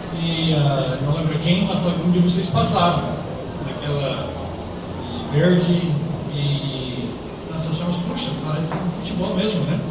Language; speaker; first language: Portuguese; non-native, fluent; English